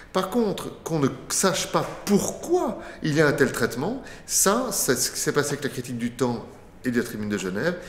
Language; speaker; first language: French; non-native, fluent; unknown